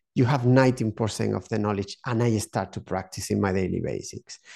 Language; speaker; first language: English; non-native, learner; Spanish